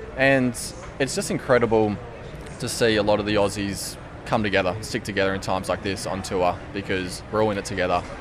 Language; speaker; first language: English; native; English